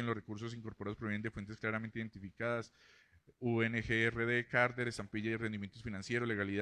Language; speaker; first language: Spanish; native; Spanish